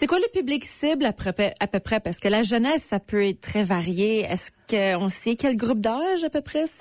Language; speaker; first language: French; native; French